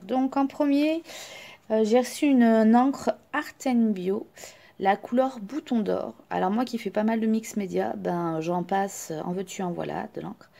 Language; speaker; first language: French; native; French